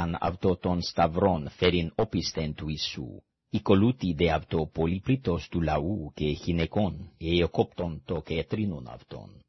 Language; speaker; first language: Greek; non-native, fluent; English